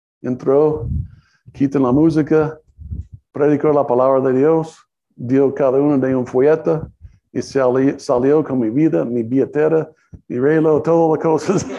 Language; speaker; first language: Spanish; non-native, learner; English